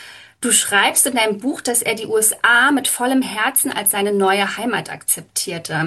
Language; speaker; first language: German; native; German